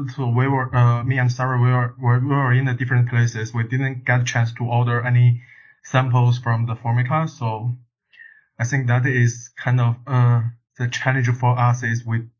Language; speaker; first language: English; non-native, learner; Chinese